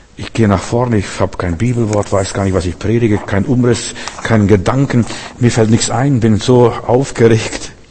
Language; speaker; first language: German; early bilingual, heritage; German